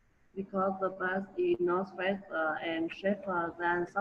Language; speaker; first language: English; non-native, learner; Vietnamese